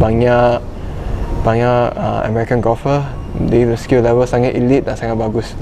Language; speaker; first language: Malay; non-native, local second language; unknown